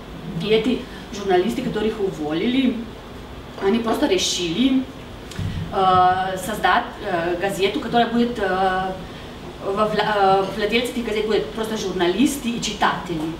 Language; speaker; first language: Russian; non-native, fluent; Slovenian